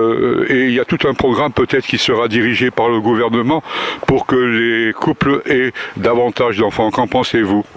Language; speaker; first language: French; native; French